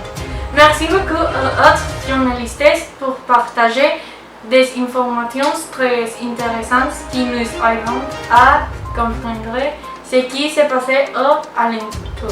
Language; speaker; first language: French; non-native, learner; Spanish